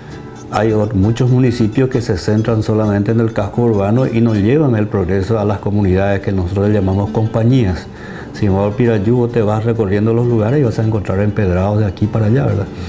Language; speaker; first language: Spanish; native; Spanish